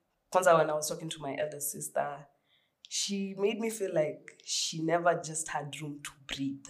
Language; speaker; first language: English; non-native, local second language; Swahili